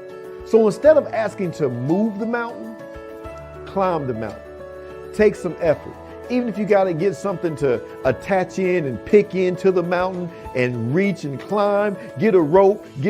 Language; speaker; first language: English; native; English